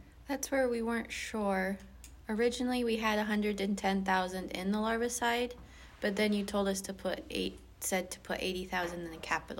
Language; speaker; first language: English; native; English